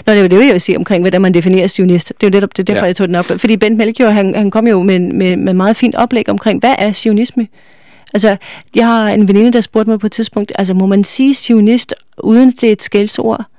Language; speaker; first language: Danish; non-native, fluent; English